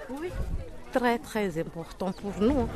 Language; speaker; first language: French; non-native, local second language; Malagasy